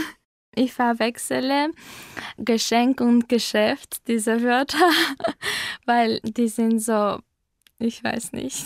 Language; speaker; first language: German; non-native, learner; Armenian